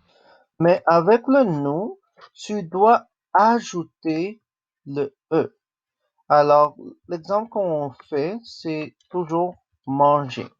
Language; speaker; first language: French; non-native, local second language; English